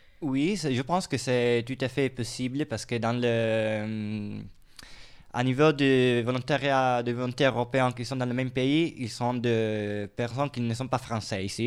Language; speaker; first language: French; non-native, fluent; Italian